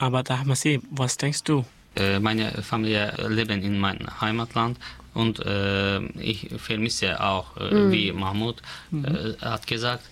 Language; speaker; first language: German; non-native, learner; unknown